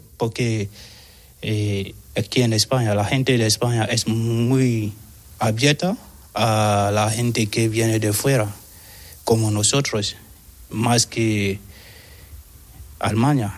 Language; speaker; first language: Spanish; non-native, learner; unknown